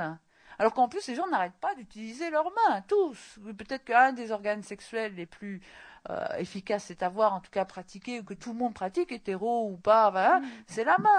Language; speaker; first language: French; native; French